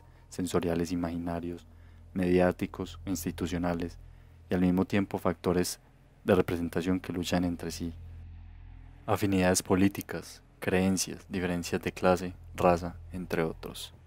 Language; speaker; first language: Spanish; native; Spanish